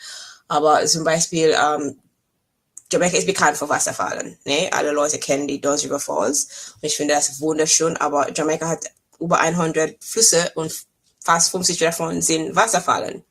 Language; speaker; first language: German; non-native, fluent; English